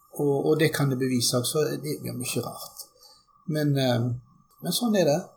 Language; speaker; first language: Norwegian; early bilingual, other home language; German